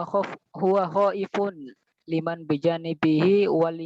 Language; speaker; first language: Arabic; non-native, learner; Indonesian